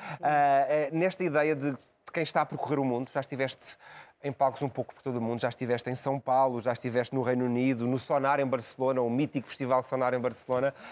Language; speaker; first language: Portuguese; native; Portuguese